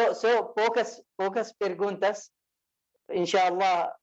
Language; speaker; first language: Portuguese; non-native, fluent; Arabic